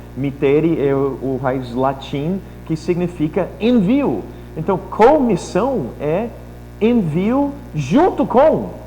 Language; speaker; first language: Portuguese; non-native, fluent; English